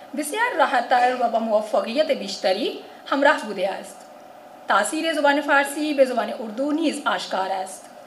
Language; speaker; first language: Persian; non-native, fluent; Urdu